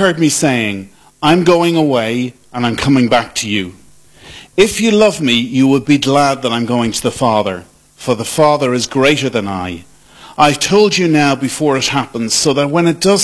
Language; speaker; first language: English; native; English